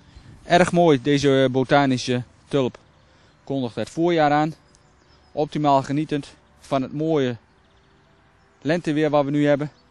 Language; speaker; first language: Dutch; native; Dutch